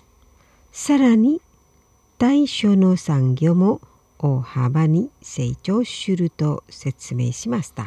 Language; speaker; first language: Japanese; non-native, fluent; Indonesian